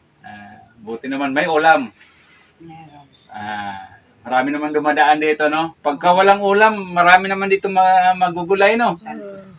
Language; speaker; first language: Filipino; non-native, local second language; Cebuano